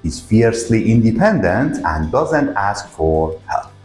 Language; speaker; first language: English; non-native, fluent; Persian